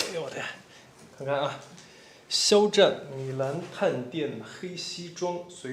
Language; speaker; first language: Chinese; native; Chinese